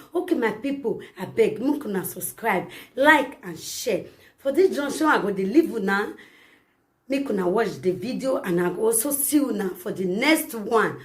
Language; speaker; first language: Nigerian Pidgin; native; Nigerian Pidgin